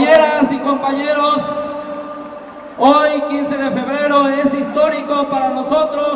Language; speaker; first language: Spanish; native; Spanish